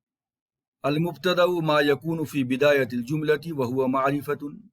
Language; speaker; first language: Arabic; non-native, fluent; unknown